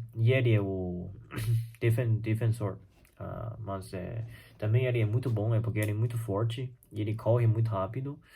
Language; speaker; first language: Portuguese; non-native, fluent; Chinese